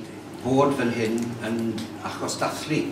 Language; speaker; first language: Welsh; native; Welsh